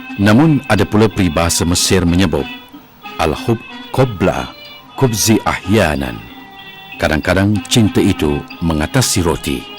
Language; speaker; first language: Malay; native; Malay